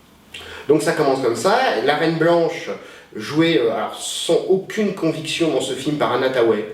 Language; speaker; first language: French; native; French